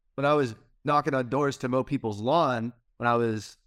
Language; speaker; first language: English; native; English